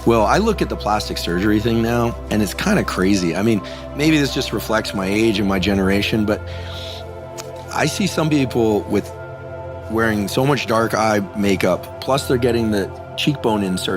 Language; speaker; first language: English; native; English